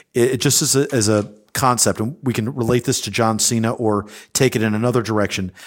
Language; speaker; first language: English; native; English